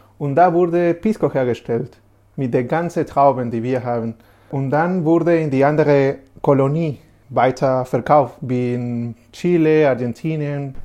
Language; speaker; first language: German; non-native, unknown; Spanish